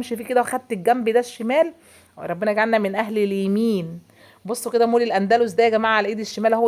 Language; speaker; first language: Arabic; native; Arabic